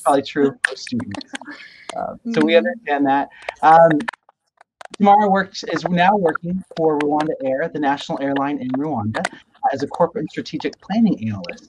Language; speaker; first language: English; native; English